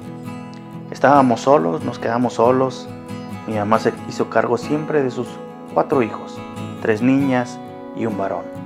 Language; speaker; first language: Spanish; native; Spanish